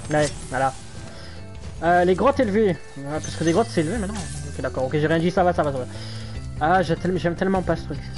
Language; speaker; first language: French; native; French